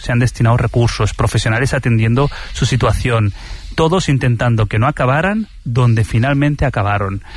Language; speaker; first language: Spanish; early bilingual, other home language; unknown